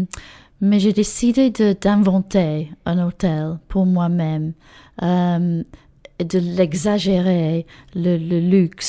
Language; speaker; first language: French; non-native, learner; English